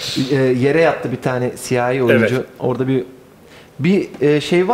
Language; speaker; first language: Turkish; native; Turkish